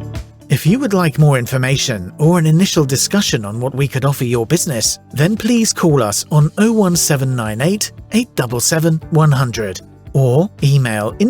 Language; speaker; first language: English; native; English